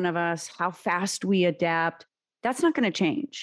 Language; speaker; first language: English; early bilingual, other home language; Serbian